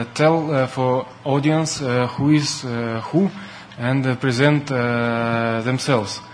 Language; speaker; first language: English; non-native, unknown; Russian